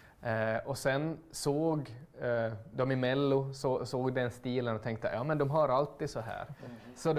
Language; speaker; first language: Swedish; native; Swedish